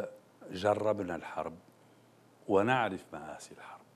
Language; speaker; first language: Arabic; native; Arabic